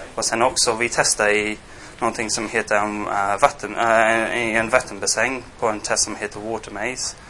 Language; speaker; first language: Swedish; non-native, fluent; English